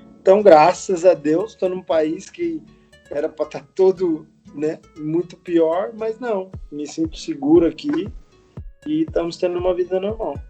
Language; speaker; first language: Portuguese; native; Portuguese